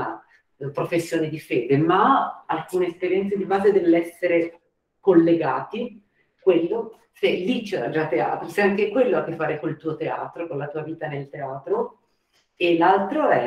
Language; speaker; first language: Italian; native; Italian